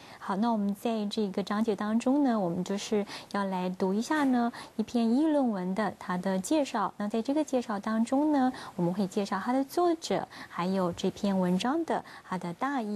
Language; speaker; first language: Chinese; native; Chinese